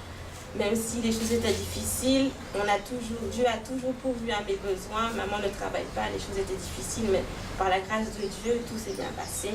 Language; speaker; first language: French; native; French